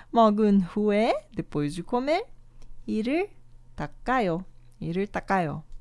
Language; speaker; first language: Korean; non-native, fluent; Portuguese